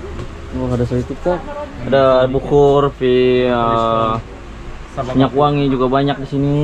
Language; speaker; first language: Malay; non-native, local second language; Sundanese